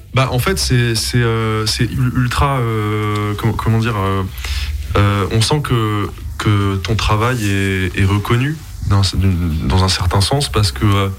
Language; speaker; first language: French; native; French